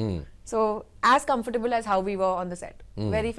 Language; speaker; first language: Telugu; non-native, fluent; Hindi